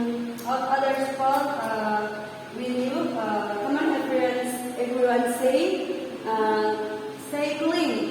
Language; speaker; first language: English; non-native, learner; Indonesian